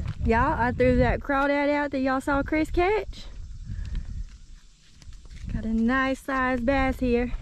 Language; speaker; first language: English; native; English